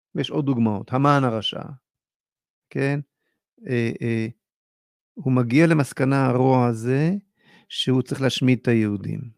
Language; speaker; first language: Hebrew; native; Hebrew